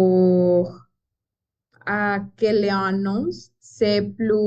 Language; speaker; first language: French; non-native, learner; Spanish